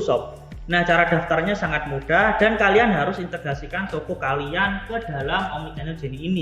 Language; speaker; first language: Indonesian; native; Indonesian